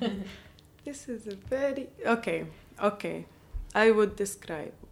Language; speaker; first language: English; non-native, fluent; Arabic